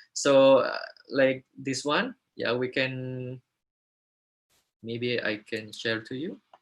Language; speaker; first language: English; non-native, fluent; Indonesian